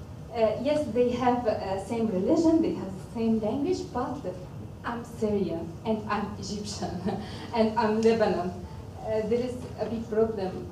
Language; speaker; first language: English; non-native, fluent; Arabic